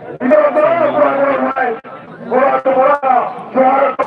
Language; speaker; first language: Hindi; non-native, learner; Rohingya